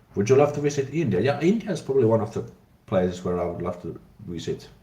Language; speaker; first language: English; non-native, fluent; Finnish